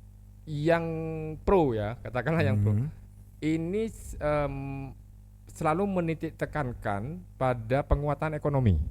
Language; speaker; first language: Indonesian; non-native, local second language; Javanese